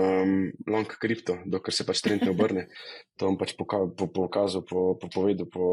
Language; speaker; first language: Slovenian; native; Slovenian